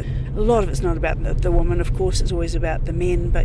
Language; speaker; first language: English; native; English